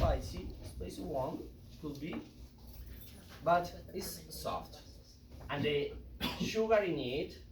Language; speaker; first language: English; non-native, learner; Spanish